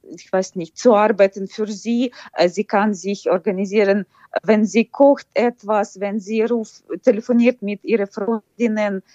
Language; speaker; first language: German; non-native, fluent; Ukrainian